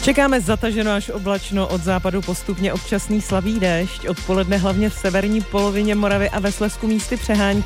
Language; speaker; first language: Czech; native; Czech